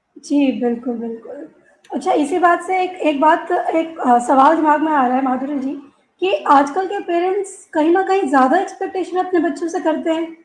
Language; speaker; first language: Hindi; native; Hindi